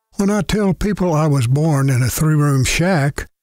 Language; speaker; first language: English; native; English